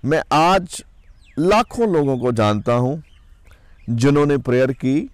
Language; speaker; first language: Hindi; non-native, local second language; Punjabi